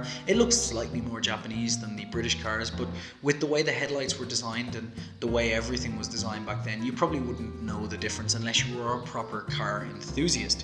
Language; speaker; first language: English; native; English